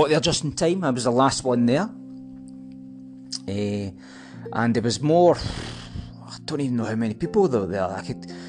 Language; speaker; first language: English; native; English